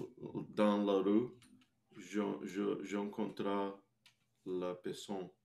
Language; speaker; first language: French; non-native, learner; English